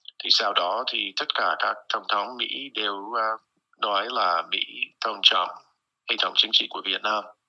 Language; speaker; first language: Vietnamese; non-native, fluent; English